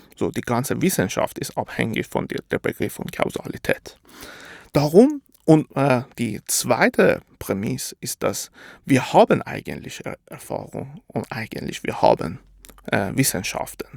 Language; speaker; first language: German; non-native, fluent; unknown